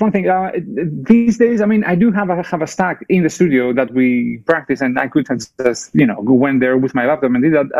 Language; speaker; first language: English; non-native, fluent; Greek